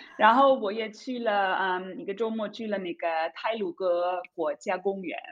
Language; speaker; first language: Chinese; non-native, fluent; German